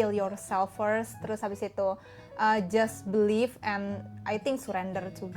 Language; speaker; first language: English; non-native, learner; Indonesian